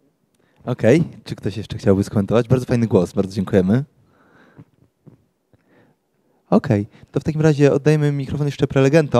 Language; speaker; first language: Polish; native; Polish